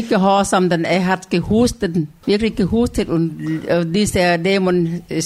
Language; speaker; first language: German; non-native, fluent; Thai